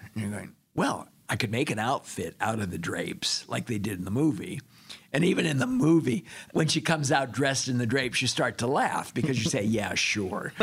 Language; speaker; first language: English; native; English